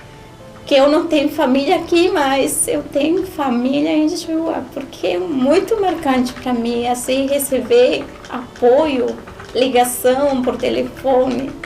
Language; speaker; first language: Portuguese; non-native, learner; Spanish